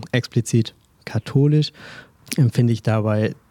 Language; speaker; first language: German; native; German